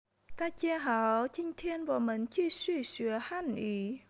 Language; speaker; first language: Chinese; non-native, fluent; Khmer